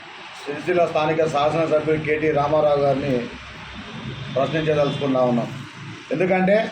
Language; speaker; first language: Telugu; native; Telugu